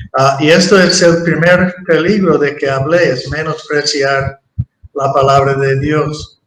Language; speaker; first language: Spanish; non-native, fluent; English